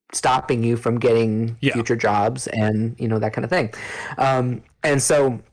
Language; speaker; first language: English; native; English